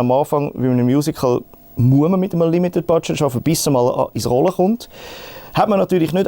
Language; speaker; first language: German; native; German